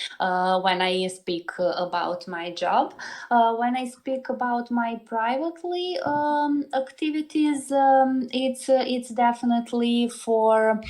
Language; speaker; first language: English; non-native, learner; Serbian